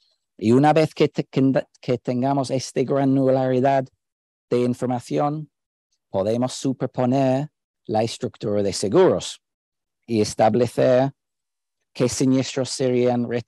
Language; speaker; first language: Spanish; non-native, fluent; English